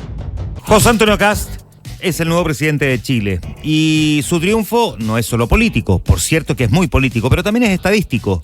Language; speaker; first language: Spanish; native; Spanish